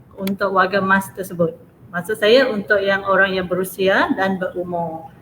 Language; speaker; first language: Malay; non-native, local second language; Iban